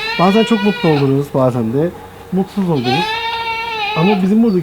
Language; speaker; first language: Turkish; native; Turkish